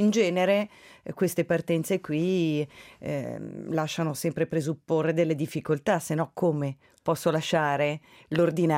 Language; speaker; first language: Italian; native; Italian